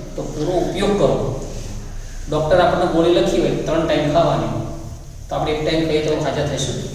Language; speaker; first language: Gujarati; native; Gujarati